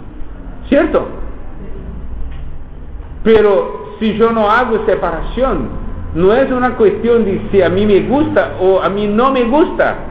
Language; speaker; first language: Spanish; non-native, fluent; Portuguese